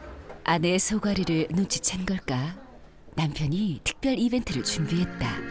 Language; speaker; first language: Korean; native; Korean